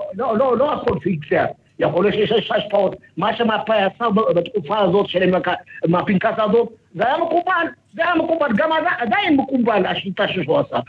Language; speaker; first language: Hebrew; non-native, fluent; Amharic